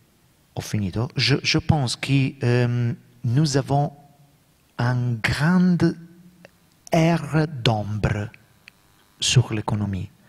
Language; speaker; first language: French; non-native, learner; Italian